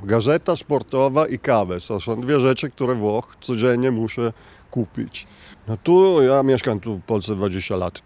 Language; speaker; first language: Polish; non-native, learner; Italian